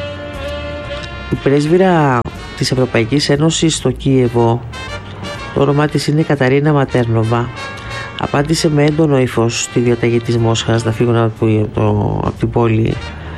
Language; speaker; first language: Greek; native; Greek